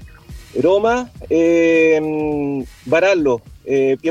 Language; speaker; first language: Italian; non-native, learner; Spanish